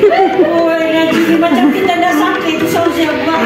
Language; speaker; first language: Malay; native; Malay